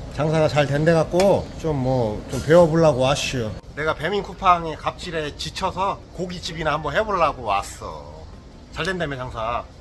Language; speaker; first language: Korean; native; Korean